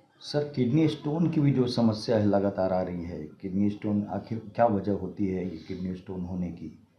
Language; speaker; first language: Hindi; native; Hindi